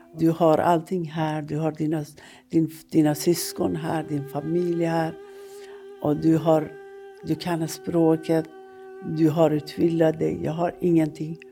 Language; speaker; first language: Swedish; non-native, fluent; Persian